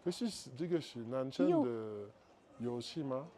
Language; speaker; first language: Chinese; non-native, learner; French